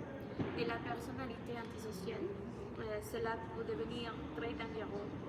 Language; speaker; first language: French; non-native, learner; Spanish